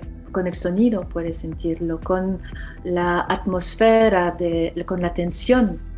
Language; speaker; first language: Spanish; non-native, fluent; French